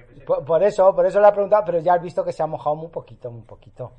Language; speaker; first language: Spanish; native; Spanish